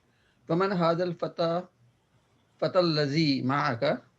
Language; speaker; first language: Arabic; non-native, learner; Urdu